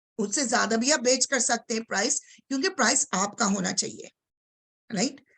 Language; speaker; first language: Hindi; non-native, local second language; Bangla